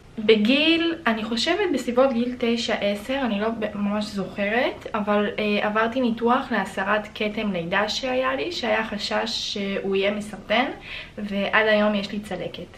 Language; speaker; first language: Hebrew; early bilingual, other home language; Russian